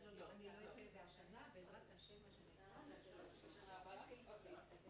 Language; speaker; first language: Hebrew; native; Hebrew